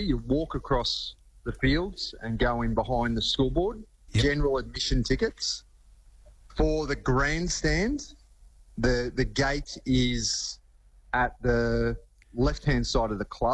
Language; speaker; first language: English; native; English